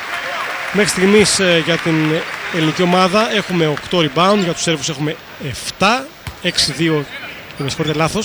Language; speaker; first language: Greek; native; Greek